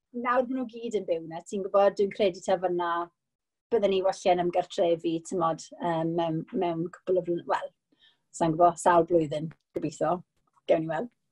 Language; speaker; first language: Welsh; non-native, local second language; English